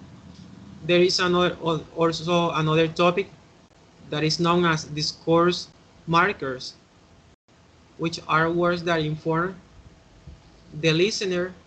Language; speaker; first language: English; non-native, fluent; Spanish